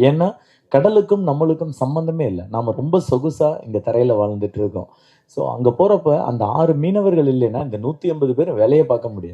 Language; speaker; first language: Tamil; native; Tamil